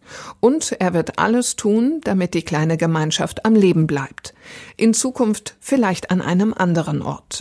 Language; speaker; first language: German; native; German